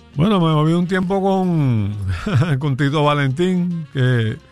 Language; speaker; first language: Spanish; native; Spanish